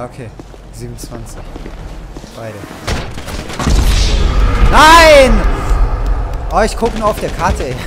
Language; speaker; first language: German; native; German